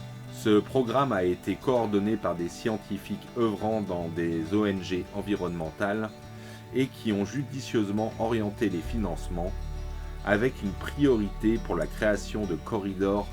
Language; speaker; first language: French; native; French